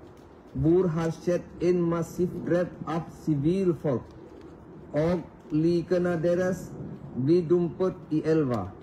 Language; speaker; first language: Norwegian; non-native, learner; Achinese